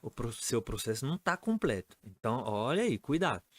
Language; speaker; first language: Portuguese; non-native, fluent; French